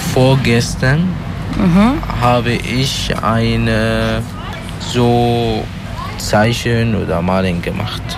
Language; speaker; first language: German; non-native, learner; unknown